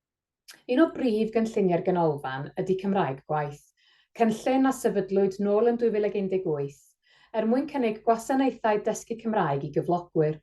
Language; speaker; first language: Welsh; native; Welsh